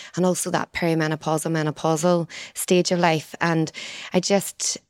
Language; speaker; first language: English; native; English